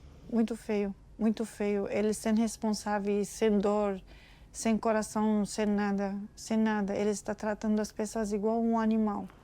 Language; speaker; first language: Portuguese; non-native, learner; Arabic